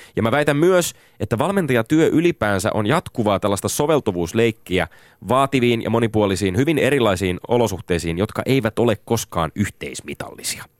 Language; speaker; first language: Finnish; native; Finnish